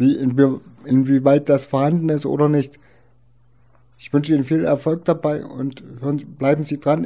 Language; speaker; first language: German; native; German